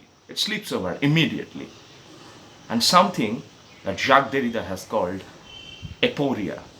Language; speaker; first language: English; non-native, local second language; Bangla